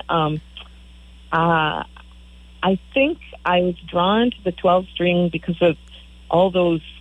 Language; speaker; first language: English; native; English